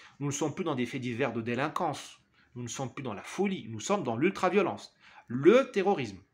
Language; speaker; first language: French; non-native, local second language; Arabic